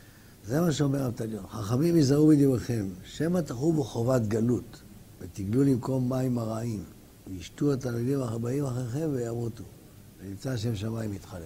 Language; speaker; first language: Hebrew; native; Hebrew